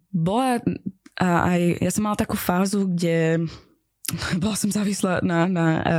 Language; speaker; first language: Slovak; non-native, fluent; Persian